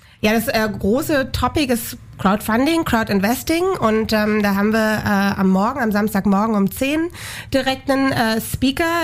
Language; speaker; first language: German; native; German